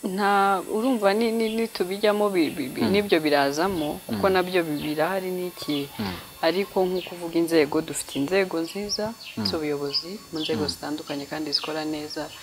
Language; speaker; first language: Kinyarwanda; native; Kinyarwanda